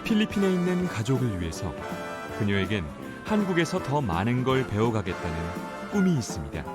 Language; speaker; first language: Korean; native; Korean